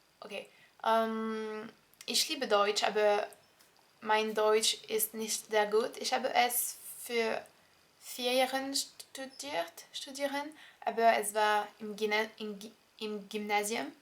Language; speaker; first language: German; non-native, learner; French